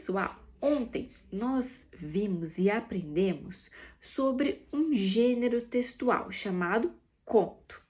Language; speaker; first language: Portuguese; native; Portuguese